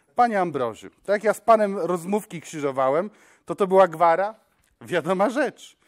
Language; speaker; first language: Polish; non-native, local second language; Kashubian